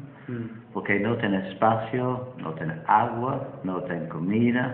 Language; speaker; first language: Spanish; non-native, learner; English